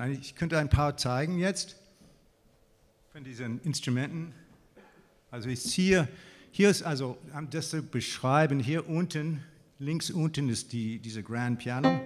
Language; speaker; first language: German; non-native, fluent; English